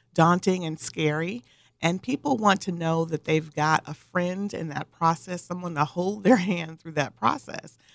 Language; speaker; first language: English; native; English